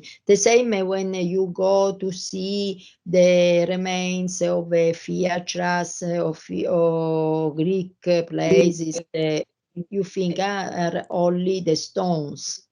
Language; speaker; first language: English; non-native, learner; Italian